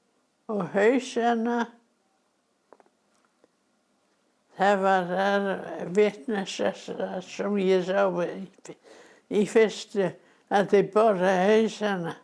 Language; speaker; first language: Icelandic; non-native, fluent; German